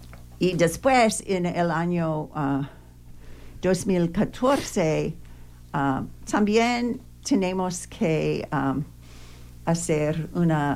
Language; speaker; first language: Spanish; non-native, learner; English